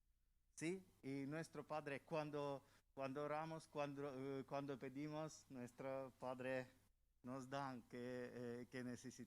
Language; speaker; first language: Spanish; non-native, learner; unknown